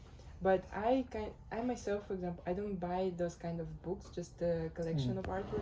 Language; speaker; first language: English; non-native, fluent; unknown